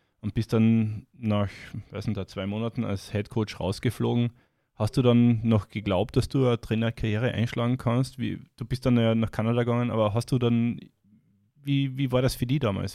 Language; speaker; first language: German; native; German